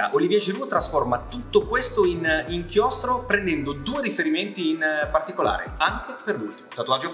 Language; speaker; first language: Italian; native; Italian